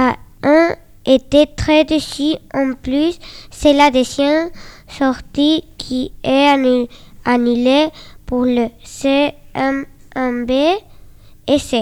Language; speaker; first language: French; non-native, learner; Spanish